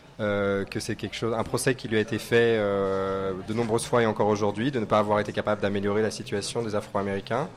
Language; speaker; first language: French; native; French